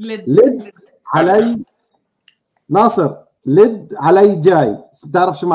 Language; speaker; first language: Arabic; native; Arabic